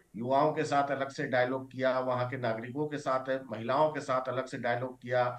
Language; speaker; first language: Hindi; native; Hindi